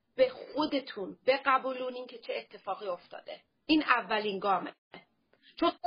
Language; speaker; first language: Persian; early bilingual, heritage; Persian